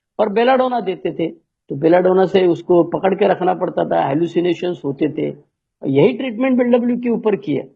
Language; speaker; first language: Hindi; non-native, local second language; Marathi